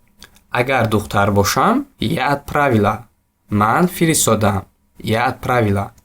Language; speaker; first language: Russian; non-native, local second language; Tajik